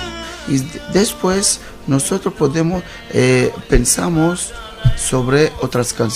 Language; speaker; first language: Spanish; non-native, learner; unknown